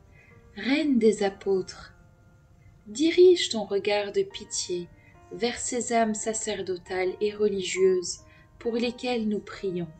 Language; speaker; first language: French; native; French